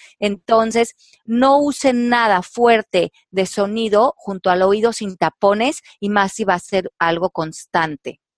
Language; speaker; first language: Spanish; native; Spanish